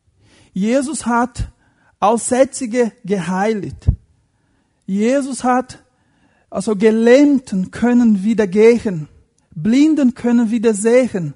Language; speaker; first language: German; non-native, fluent; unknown